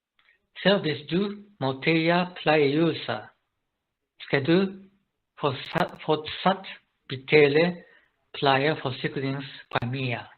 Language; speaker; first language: Danish; non-native, learner; Japanese